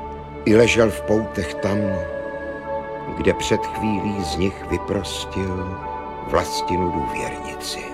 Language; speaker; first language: Czech; native; Czech